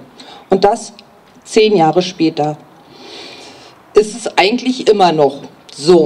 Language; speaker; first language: German; native; German